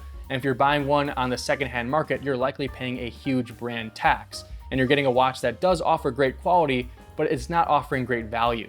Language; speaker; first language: English; native; English